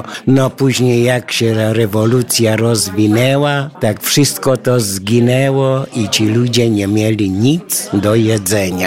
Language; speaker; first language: Polish; non-native, local second language; Ukrainian